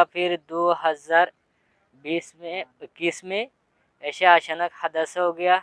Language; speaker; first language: Hindi; non-native, learner; Rohingya